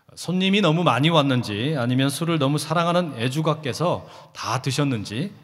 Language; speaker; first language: Korean; native; Korean